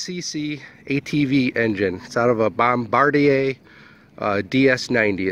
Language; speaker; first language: English; native; English